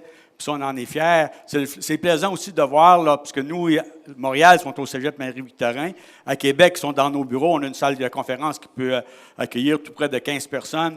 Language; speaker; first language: French; native; French